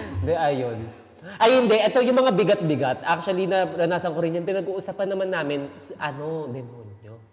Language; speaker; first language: Filipino; native; Filipino